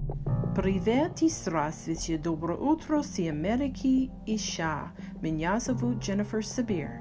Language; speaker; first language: Russian; non-native, learner; English